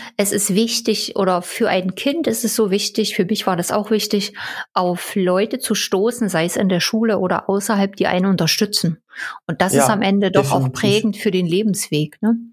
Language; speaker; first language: German; native; German